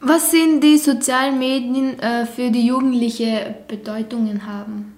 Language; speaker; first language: German; non-native, learner; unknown